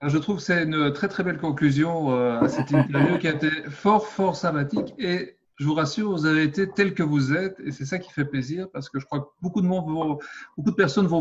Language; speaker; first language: French; native; French